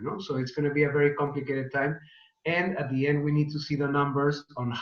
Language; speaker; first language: English; non-native, fluent; Spanish